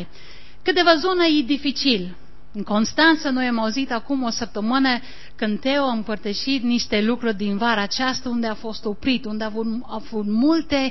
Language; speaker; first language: Romanian; non-native, learner; English